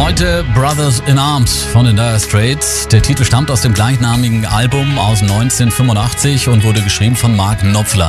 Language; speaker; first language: German; native; German